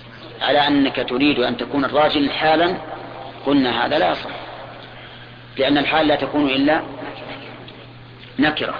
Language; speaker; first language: Arabic; native; Arabic